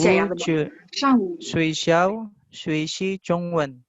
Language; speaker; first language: Chinese; non-native, learner; Indonesian